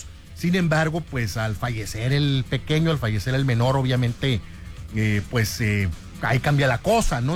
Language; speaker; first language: Spanish; native; Spanish